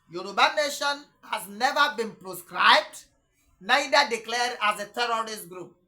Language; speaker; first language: English; non-native, local second language; Yoruba